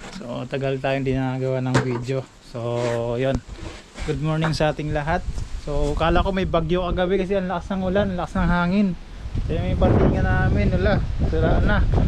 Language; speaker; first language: Filipino; native; Filipino